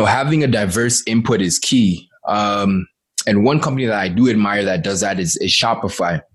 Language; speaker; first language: English; early bilingual, other home language; Akan